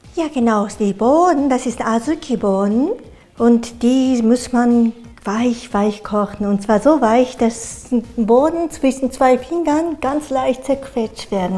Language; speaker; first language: German; non-native, fluent; Japanese